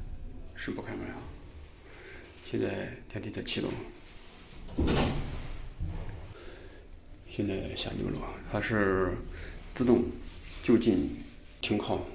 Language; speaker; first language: Chinese; native; Chinese